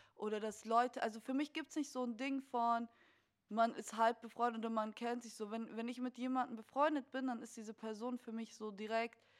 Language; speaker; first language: German; native; German